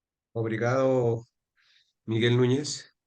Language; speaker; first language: Portuguese; non-native, learner; Spanish